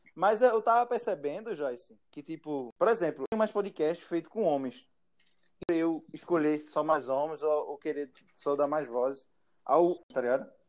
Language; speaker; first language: Portuguese; native; Portuguese